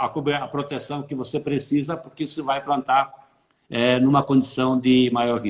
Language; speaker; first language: Portuguese; native; Portuguese